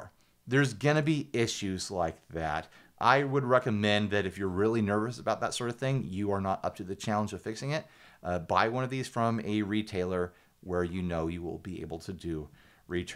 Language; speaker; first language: English; native; English